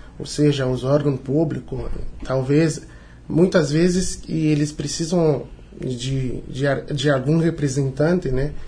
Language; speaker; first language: Portuguese; non-native, learner; Haitian Creole